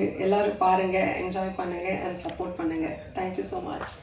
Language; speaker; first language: Tamil; non-native, local second language; Kannada